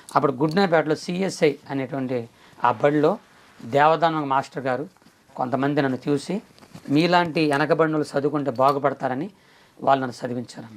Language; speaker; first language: Telugu; non-native, local second language; Koya